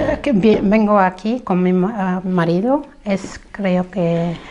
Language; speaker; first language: Spanish; non-native, fluent; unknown